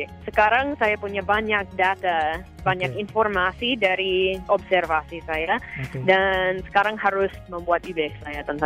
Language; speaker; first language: Indonesian; non-native, fluent; English